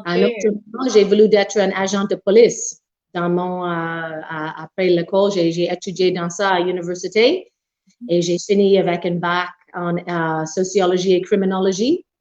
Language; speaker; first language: French; non-native, local second language; English